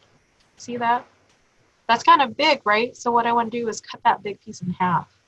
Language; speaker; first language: English; native; English